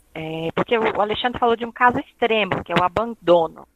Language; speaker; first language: Portuguese; native; Portuguese